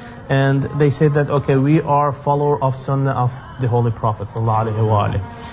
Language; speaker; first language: English; non-native, fluent; Persian